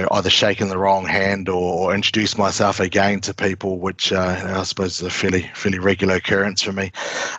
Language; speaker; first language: English; native; English